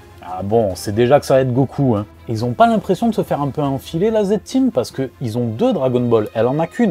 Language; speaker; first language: French; native; French